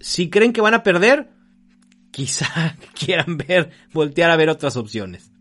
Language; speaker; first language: Spanish; native; Spanish